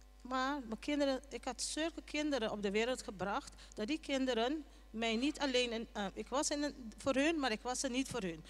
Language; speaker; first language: Dutch; non-native, local second language; Papiamento